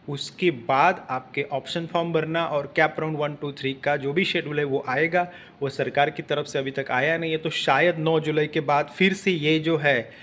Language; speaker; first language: Hindi; non-native, local second language; Marathi